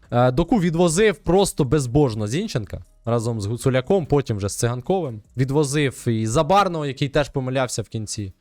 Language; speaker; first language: Ukrainian; native; Ukrainian